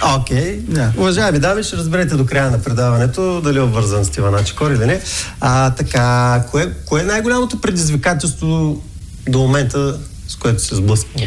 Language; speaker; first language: Bulgarian; native; Bulgarian